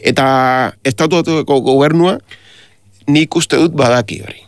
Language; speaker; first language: Basque; non-native, learner; Spanish